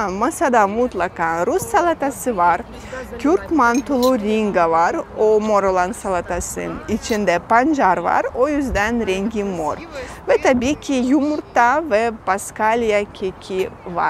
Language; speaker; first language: Turkish; non-native, fluent; Russian